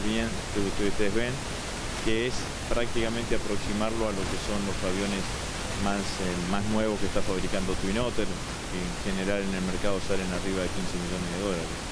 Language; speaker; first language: Spanish; native; Spanish